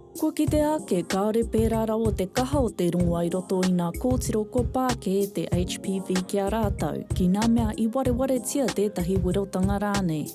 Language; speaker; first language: Māori; native; Māori